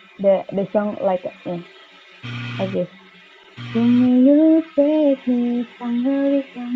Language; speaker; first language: English; non-native, learner; Indonesian